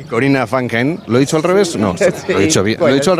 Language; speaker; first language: Spanish; native; Spanish